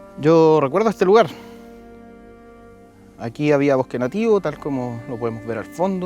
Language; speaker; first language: Spanish; native; Spanish